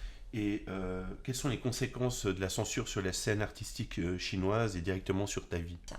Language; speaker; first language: French; native; French